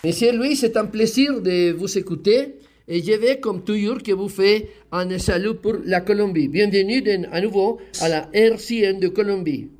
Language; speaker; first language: French; non-native, learner; Spanish